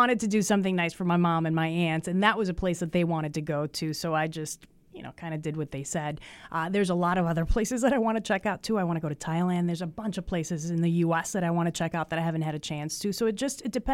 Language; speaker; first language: English; early bilingual, other home language; Spanish